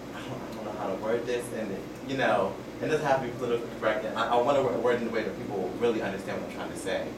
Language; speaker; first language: English; native; English